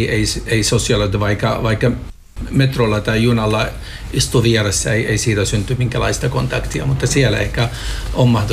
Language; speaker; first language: Finnish; non-native, fluent; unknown